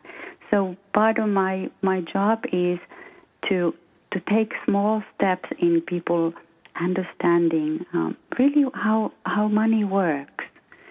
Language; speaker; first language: English; non-native, fluent; Finnish